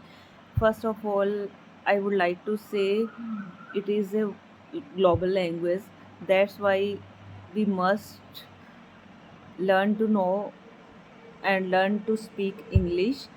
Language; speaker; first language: English; non-native, learner; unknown